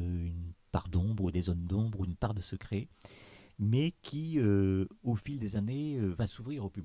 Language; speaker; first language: French; native; French